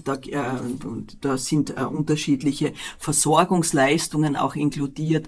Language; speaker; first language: German; native; German